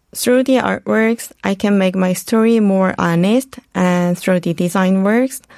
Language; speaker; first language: English; non-native, fluent; Korean